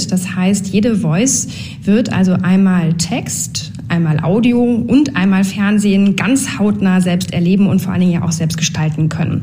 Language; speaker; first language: German; native; German